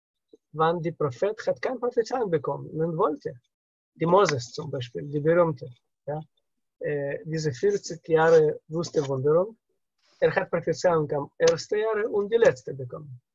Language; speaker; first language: German; non-native, learner; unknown